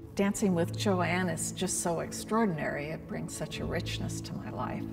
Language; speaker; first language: English; native; English